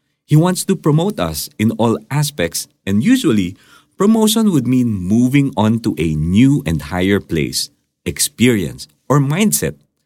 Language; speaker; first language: English; non-native, local second language; Filipino